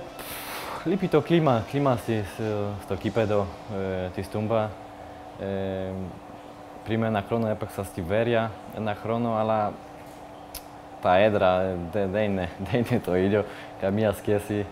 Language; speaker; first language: Greek; non-native, learner; Polish